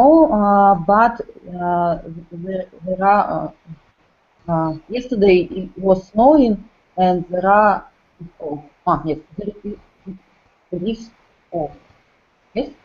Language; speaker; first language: English; non-native, learner; Russian